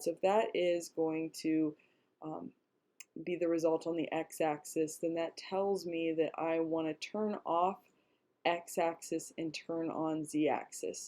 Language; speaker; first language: English; native; English